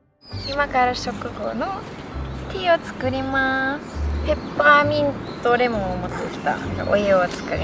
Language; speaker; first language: Japanese; non-native, fluent; English